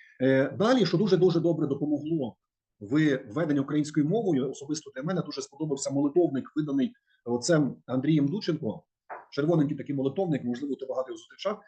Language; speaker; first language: Ukrainian; native; Ukrainian